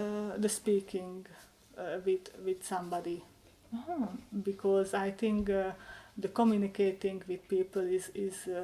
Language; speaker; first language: English; non-native, learner; Hungarian